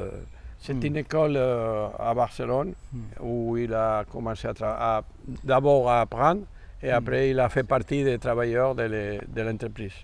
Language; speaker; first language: French; non-native, fluent; Spanish